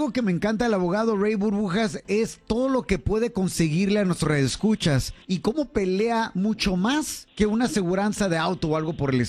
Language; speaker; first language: Spanish; native; Spanish